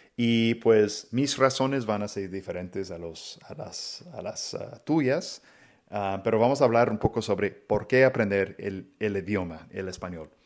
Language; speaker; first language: Spanish; non-native, fluent; English